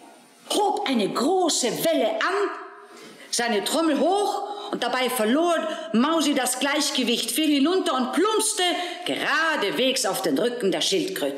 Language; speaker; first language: German; native; German